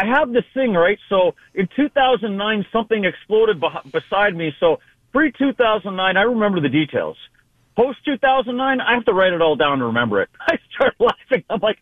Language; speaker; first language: English; native; English